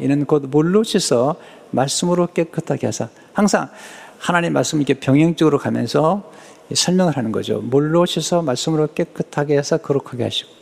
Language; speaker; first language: Korean; native; Korean